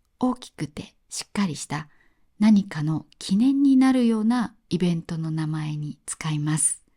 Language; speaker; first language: Japanese; native; Japanese